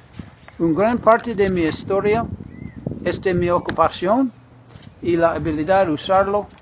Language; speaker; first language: Spanish; non-native, fluent; English